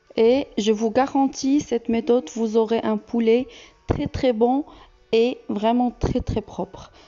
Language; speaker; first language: French; non-native, local second language; Arabic